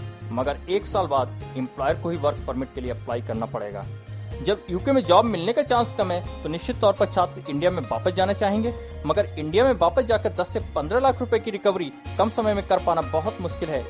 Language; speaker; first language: Hindi; native; Hindi